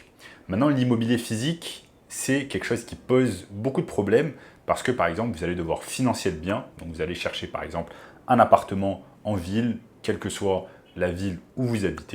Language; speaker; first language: French; native; French